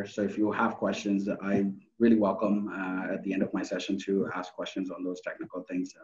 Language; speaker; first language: English; non-native, local second language; Urdu